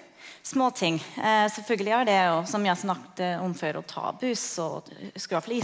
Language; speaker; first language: Norwegian; non-native, fluent; English